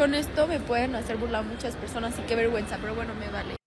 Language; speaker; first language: Spanish; native; Spanish